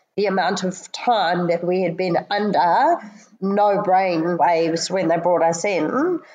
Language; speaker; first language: English; native; English